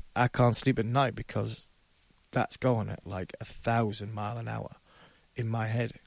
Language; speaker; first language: English; native; English